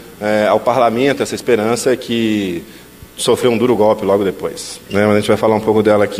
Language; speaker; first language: Portuguese; native; Portuguese